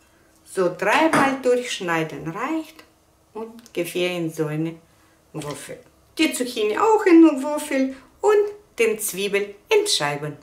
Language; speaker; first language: German; non-native, fluent; Russian